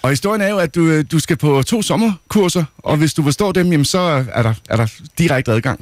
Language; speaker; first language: Danish; native; Danish